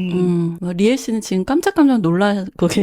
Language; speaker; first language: Korean; native; Korean